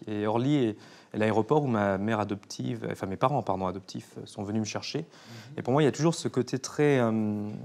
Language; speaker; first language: French; native; French